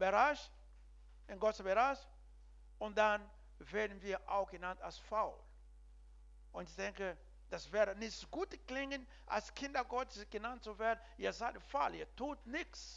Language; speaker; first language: German; non-native, learner; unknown